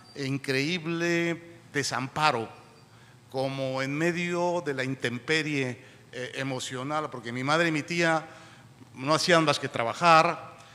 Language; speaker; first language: Spanish; native; Spanish